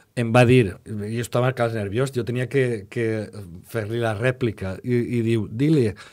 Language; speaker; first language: Catalan; native; Catalan